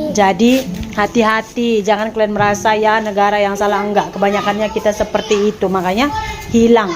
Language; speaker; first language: Indonesian; native; Indonesian